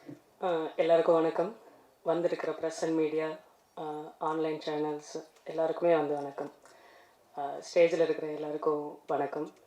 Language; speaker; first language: Tamil; native; Tamil